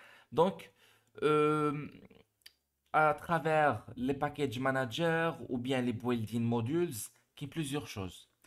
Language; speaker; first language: French; non-native, local second language; Arabic